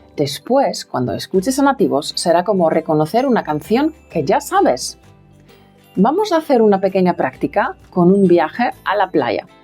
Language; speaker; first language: Spanish; non-native, fluent; Polish